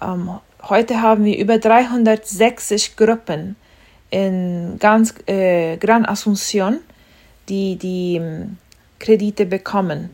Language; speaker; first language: German; non-native, fluent; Spanish